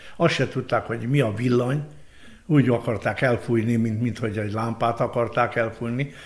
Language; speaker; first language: Hungarian; native; Hungarian